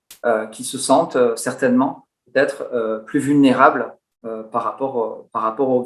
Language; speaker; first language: French; native; French